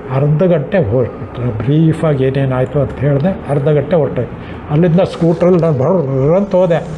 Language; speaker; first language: Kannada; non-native, local second language; Marathi